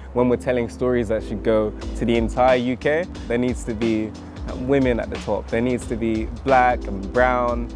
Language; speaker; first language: English; native; English